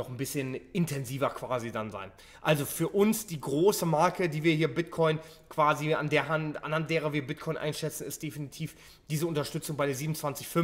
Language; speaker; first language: German; native; German